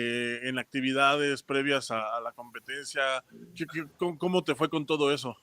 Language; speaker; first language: Spanish; native; Spanish